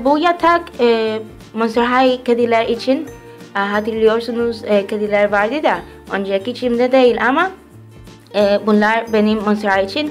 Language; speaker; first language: Turkish; early bilingual, heritage; Turkish